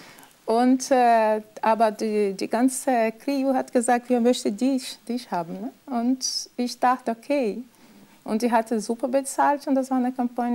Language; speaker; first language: German; non-native, fluent; Portuguese